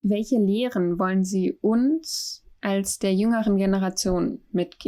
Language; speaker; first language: German; native; German